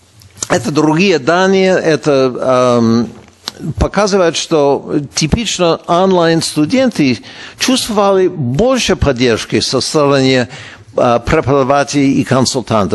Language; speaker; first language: Russian; non-native, fluent; English